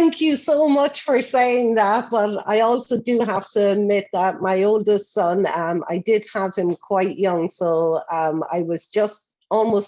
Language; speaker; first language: English; native; English